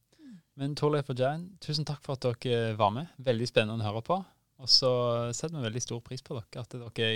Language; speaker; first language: Norwegian; native; Norwegian